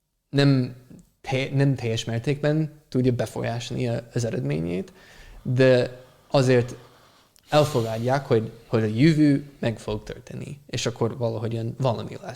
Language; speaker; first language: Hungarian; non-native, fluent; English